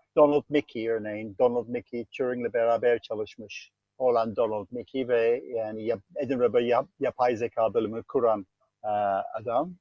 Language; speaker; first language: Turkish; non-native, fluent; English